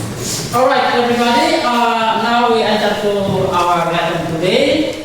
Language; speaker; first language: English; non-native, learner; Indonesian